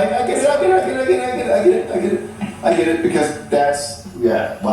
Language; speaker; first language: English; native; English